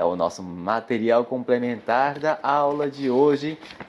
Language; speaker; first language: Portuguese; native; Portuguese